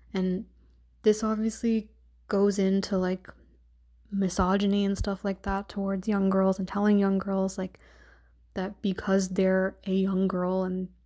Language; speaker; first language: English; native; English